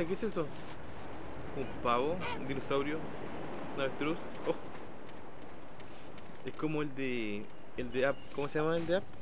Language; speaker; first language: Spanish; native; Spanish